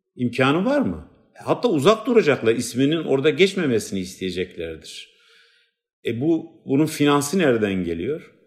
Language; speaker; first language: Turkish; non-native, local second language; Kurdish